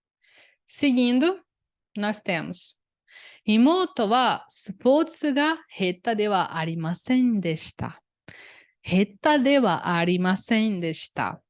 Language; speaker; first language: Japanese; non-native, fluent; Portuguese